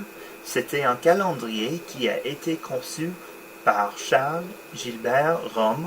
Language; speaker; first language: French; non-native, learner; English